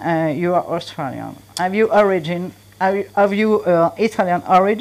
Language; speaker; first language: English; non-native, learner; French